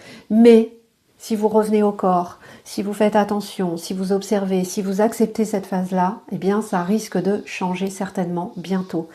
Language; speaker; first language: French; native; French